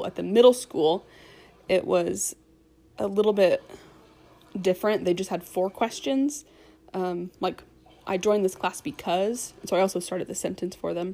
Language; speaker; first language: English; native; English